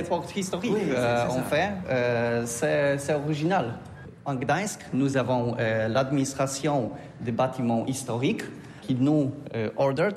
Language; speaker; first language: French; non-native, learner; Polish